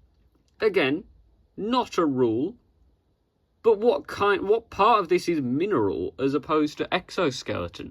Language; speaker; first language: English; native; English